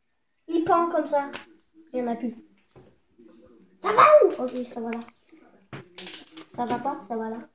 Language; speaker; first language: French; native; French